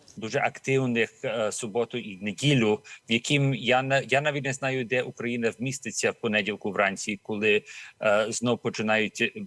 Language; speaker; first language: Ukrainian; early bilingual, heritage; Ukrainian